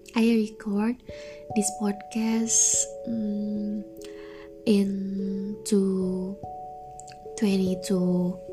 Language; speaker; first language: English; non-native, learner; Indonesian